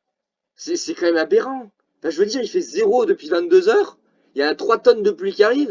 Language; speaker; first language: French; native; French